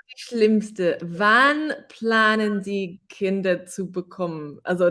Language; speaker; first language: German; non-native, fluent; English